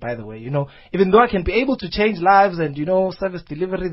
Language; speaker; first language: English; non-native, local second language; Zulu